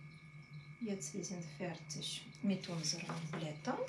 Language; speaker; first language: German; non-native, fluent; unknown